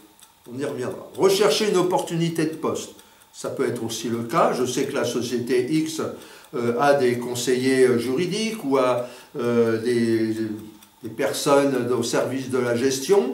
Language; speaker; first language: French; native; French